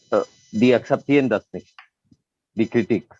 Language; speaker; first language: German; non-native, learner; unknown